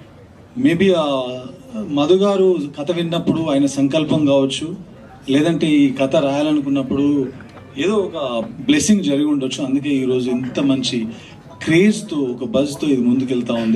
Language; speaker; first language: Telugu; native; Telugu